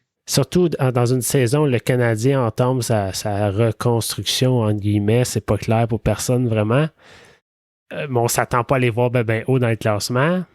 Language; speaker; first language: French; native; French